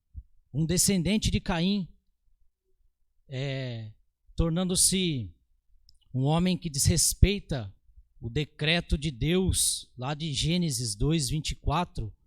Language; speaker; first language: Portuguese; native; Portuguese